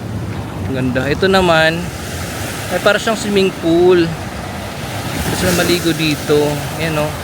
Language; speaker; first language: Filipino; non-native, local second language; Waray